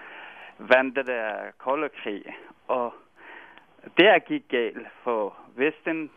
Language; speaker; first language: Danish; non-native, fluent; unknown